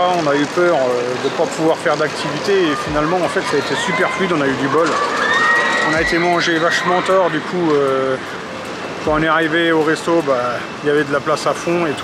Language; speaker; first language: French; native; French